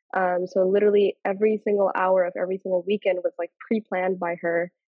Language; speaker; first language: English; early bilingual, other home language; Telugu